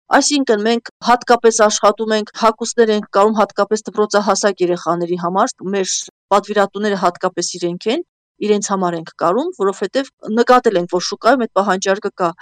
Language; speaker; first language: Armenian; native; Armenian